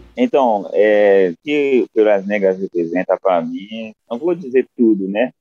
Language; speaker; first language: Portuguese; non-native, fluent; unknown